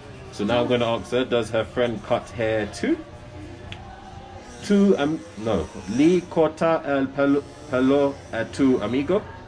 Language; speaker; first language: English; native; English